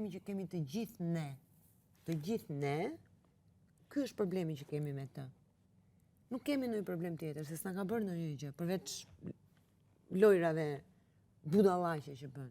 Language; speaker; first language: Albanian; native; Albanian